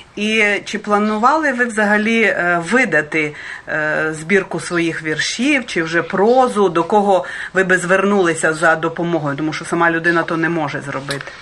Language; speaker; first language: Ukrainian; early bilingual, heritage; Ukrainian